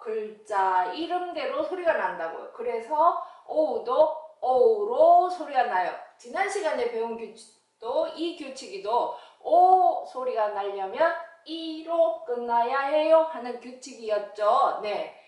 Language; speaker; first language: Korean; native; Korean